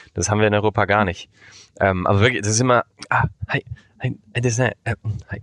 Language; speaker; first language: German; early bilingual, heritage; German